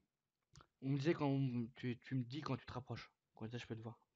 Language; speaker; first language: French; native; French